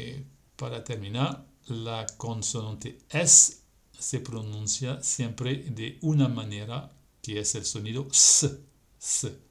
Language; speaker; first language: Spanish; non-native, fluent; French